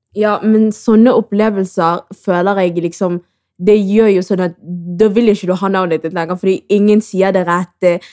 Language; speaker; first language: Norwegian; early bilingual, other home language; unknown